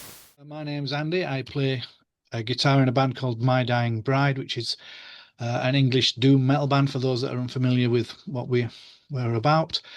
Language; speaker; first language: English; native; English